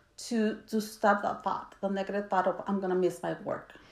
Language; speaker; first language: English; early bilingual, other home language; Spanish